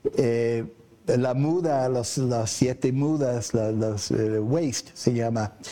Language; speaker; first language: Spanish; non-native, fluent; English